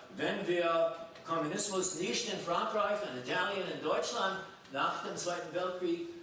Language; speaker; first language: German; non-native, fluent; English